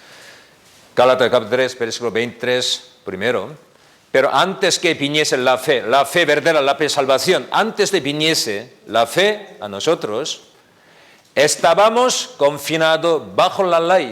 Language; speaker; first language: Spanish; non-native, learner; Korean